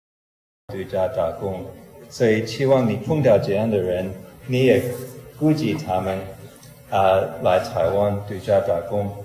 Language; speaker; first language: Chinese; non-native, fluent; English